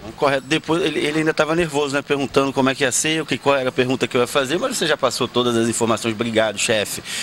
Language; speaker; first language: Portuguese; native; Portuguese